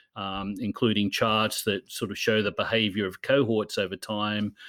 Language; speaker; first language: English; native; English